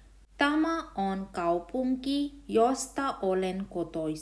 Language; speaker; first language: Finnish; non-native, fluent; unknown